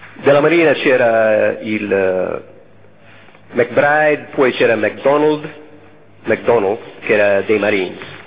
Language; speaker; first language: Italian; non-native, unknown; English